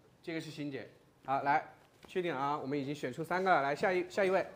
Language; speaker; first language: Chinese; native; Chinese